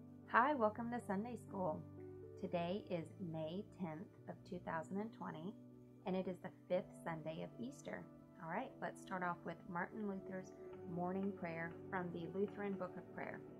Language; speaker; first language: English; native; English